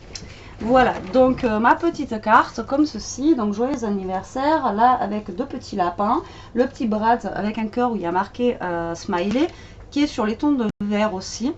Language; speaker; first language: French; native; French